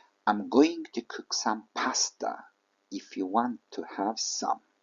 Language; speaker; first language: English; non-native, fluent; Turkish